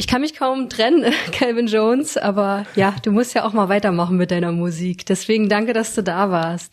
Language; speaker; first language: German; native; German